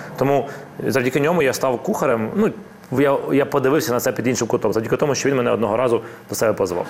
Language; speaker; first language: Ukrainian; non-native, local second language; Russian